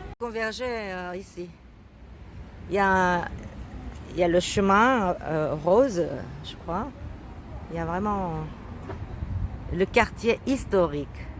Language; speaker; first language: French; non-native, fluent; Korean